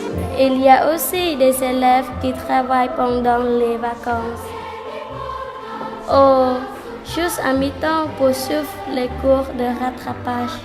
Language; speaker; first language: French; non-native, learner; Khmer